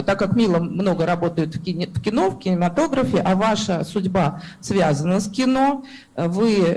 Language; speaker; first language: Russian; native; Russian